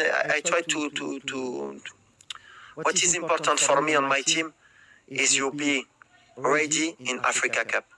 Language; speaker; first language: English; non-native, learner; French